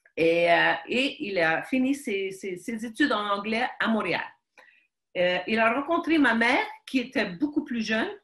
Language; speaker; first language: French; early bilingual, other home language; Ukrainian